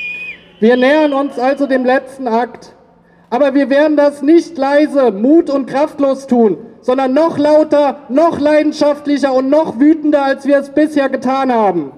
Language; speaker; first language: German; native; German